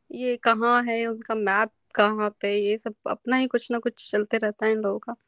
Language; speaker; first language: Hindi; non-native, local second language; Marathi